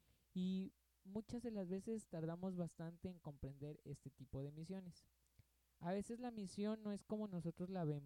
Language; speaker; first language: Spanish; native; Spanish